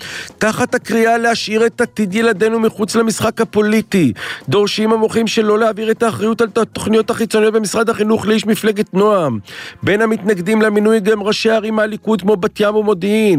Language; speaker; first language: Hebrew; native; Hebrew